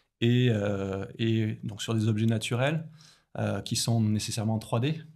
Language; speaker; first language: French; native; French